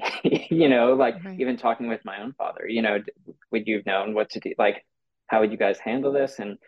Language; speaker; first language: English; native; English